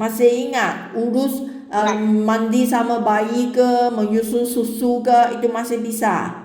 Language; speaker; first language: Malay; non-native, local second language; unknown